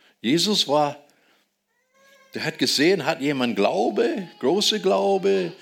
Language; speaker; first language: German; non-native, fluent; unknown